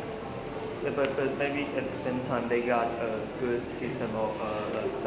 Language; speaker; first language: English; native; English